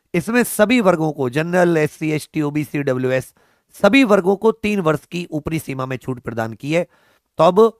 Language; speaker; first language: Hindi; native; Hindi